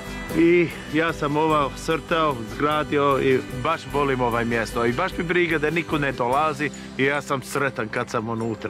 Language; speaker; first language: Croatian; non-native, fluent; English